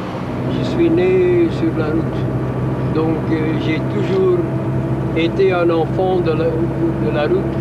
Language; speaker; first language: French; non-native, local second language; Dutch